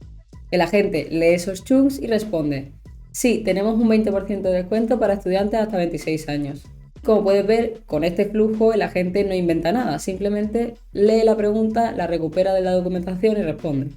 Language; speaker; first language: Spanish; native; Spanish